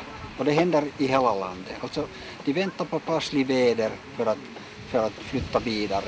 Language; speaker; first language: Swedish; non-native, local second language; Finnish